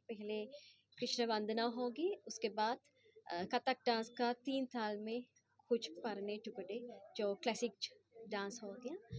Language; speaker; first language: Hindi; non-native, fluent; Sinhala